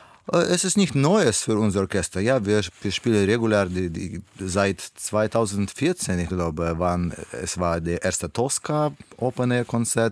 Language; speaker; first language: German; non-native, learner; Russian